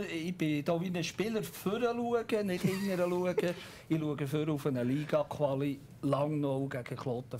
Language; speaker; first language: German; native; German